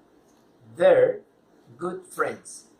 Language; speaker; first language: English; non-native, fluent; Spanish